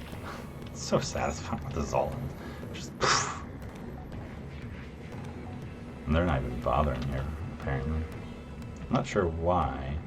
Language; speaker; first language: English; native; English